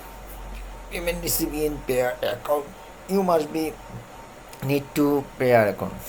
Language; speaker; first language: English; non-native, learner; Bangla